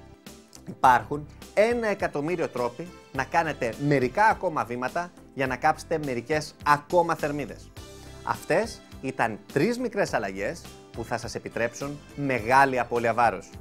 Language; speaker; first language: Greek; native; Greek